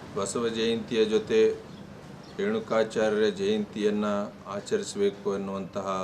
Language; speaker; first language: Kannada; native; Kannada